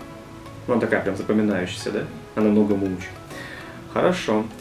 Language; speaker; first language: Russian; native; Russian